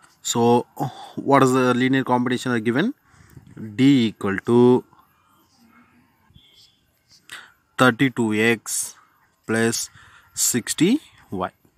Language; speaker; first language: English; non-native, local second language; Tamil